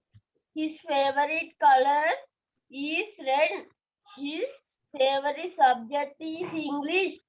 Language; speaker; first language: English; non-native, learner; Sinhala